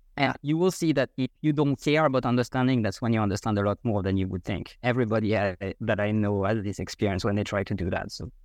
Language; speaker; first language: English; non-native, fluent; French